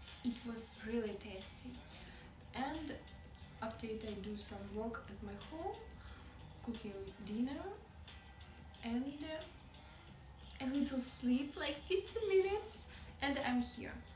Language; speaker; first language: English; non-native, learner; Russian